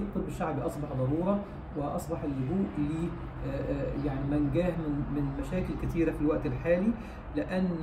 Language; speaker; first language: Arabic; native; Arabic